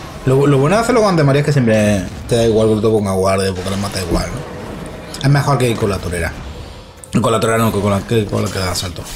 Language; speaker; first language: Spanish; native; Spanish